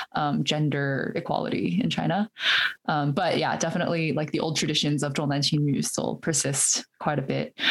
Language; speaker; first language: English; early bilingual, other home language; Chinese